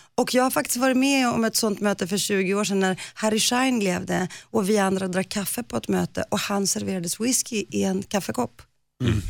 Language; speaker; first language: Swedish; early bilingual, other home language; Greek